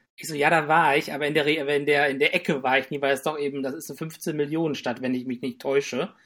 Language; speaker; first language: German; native; German